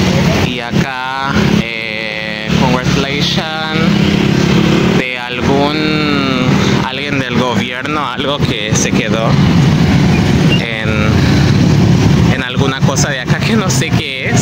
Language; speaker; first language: Spanish; non-native, fluent; Portuguese